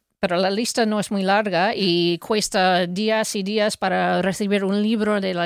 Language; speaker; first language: Spanish; non-native, fluent; English